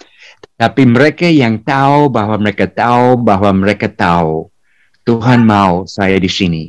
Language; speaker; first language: Indonesian; non-native, fluent; English